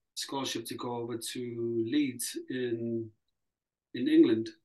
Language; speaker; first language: English; early bilingual, other home language; Samoan